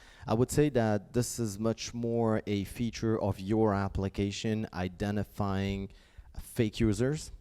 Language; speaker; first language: English; non-native, fluent; French